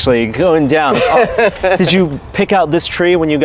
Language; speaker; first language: English; native; English